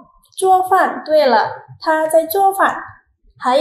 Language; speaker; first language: Chinese; non-native, fluent; Indonesian